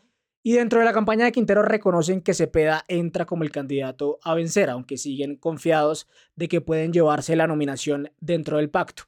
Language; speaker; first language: Spanish; native; Spanish